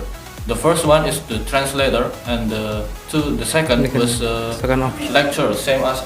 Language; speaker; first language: English; non-native, learner; Indonesian